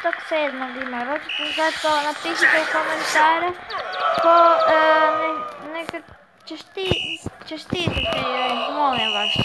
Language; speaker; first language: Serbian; early bilingual, heritage; Croatian